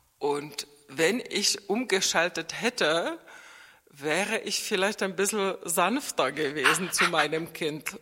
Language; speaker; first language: German; non-native, fluent; Czech